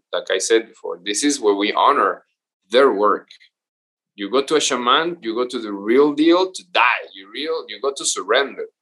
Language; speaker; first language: English; non-native, fluent; Spanish